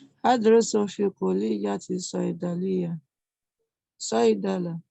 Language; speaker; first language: Arabic; non-native, learner; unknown